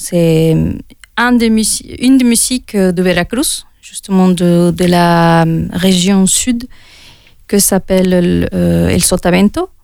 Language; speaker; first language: French; non-native, fluent; Spanish